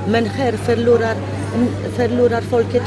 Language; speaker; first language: Swedish; non-native, fluent; Polish